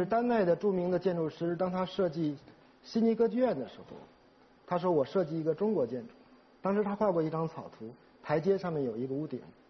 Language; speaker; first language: Chinese; native; Chinese